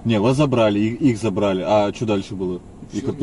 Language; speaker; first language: Russian; native; Russian